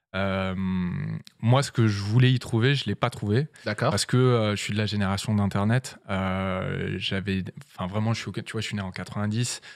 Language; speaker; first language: French; native; French